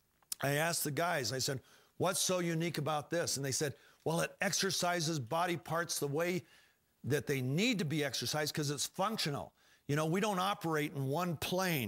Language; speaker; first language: English; native; English